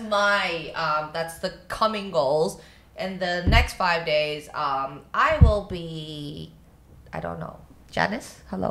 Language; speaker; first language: English; non-native, local second language; Cantonese